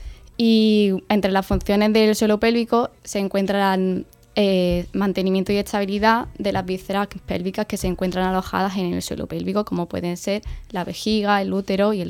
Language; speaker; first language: Spanish; native; Spanish